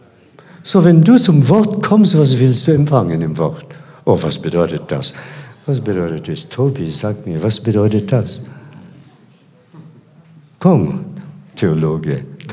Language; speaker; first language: German; non-native, fluent; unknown